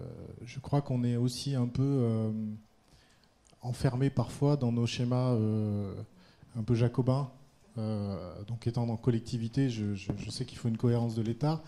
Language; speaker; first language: French; native; French